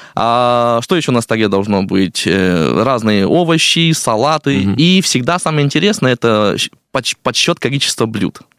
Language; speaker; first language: Russian; non-native, fluent; Chinese